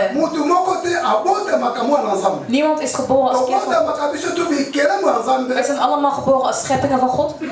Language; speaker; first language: Dutch; non-native, fluent; Lingala